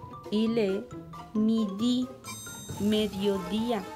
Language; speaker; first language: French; non-native, fluent; Spanish